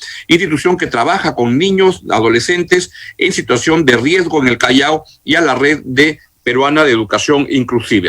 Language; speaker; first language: Spanish; native; Spanish